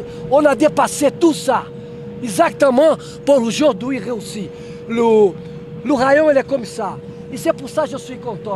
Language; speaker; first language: French; non-native, learner; Portuguese